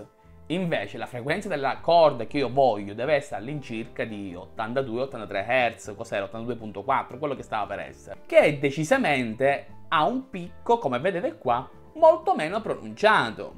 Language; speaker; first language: Italian; native; Italian